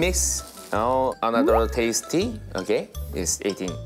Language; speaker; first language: English; non-native, learner; Korean